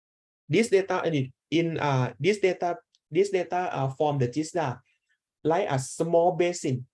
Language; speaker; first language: English; non-native, learner; Thai